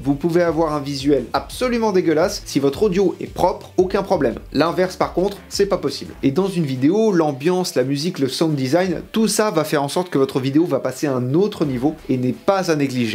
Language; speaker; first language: French; native; French